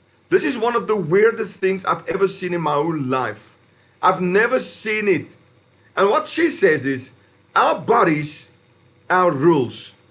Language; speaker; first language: English; non-native, local second language; Afrikaans